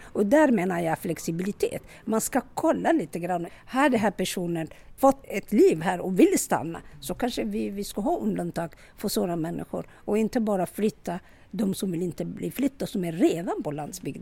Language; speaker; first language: Swedish; non-native, local second language; Somali